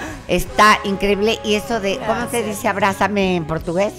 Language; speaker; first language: Spanish; native; Spanish